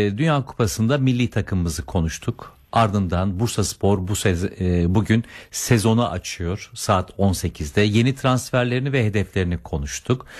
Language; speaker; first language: Turkish; native; Turkish